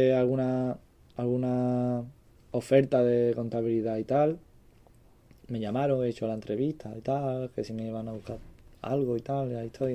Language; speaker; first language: Spanish; native; Spanish